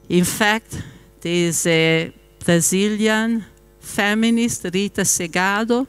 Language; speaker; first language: English; non-native, fluent; Italian